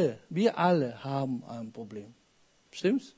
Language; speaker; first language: German; non-native, fluent; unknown